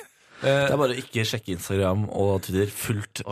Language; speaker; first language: Norwegian; native; Norwegian